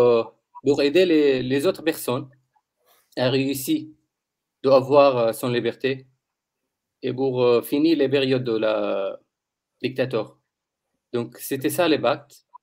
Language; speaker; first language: French; non-native, learner; Arabic